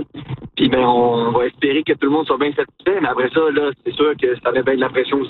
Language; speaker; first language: French; native; French